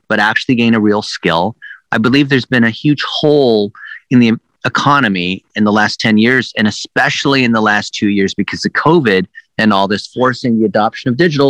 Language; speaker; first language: English; early bilingual, other home language; Chinese